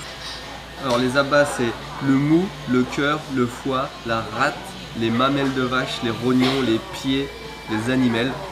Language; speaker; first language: French; native; French